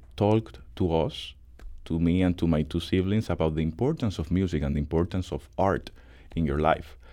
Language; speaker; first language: English; non-native, fluent; Spanish